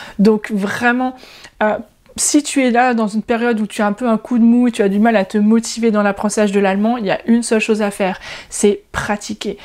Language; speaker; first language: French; native; French